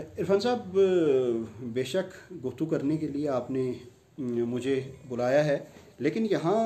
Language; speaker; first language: Urdu; non-native, local second language; Punjabi